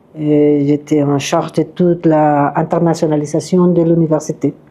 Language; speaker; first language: French; non-native, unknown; Spanish